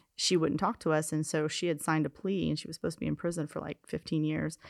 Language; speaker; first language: English; native; English